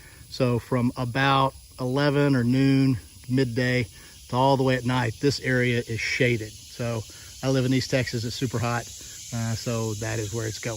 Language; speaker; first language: English; native; English